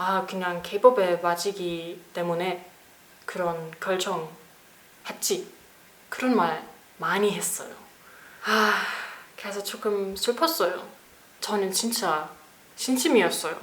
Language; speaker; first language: Korean; non-native, learner; German